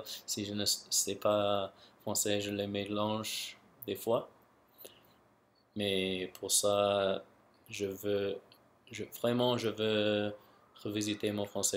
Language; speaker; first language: French; non-native, local second language; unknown